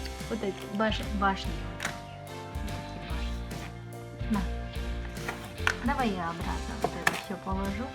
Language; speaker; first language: Russian; non-native, local second language; Kazakh